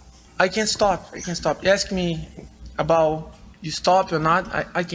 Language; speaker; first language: English; non-native, learner; Portuguese